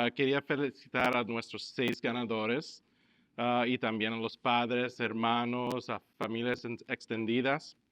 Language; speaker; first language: Spanish; early bilingual, heritage; Spanish